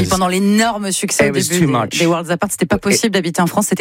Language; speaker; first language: French; native; French